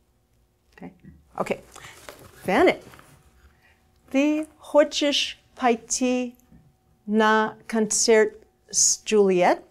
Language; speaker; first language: Russian; non-native, fluent; English